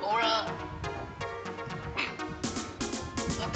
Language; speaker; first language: English; non-native, learner; Japanese